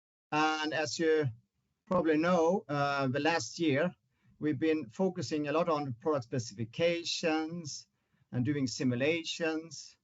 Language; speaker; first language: English; non-native, fluent; Swedish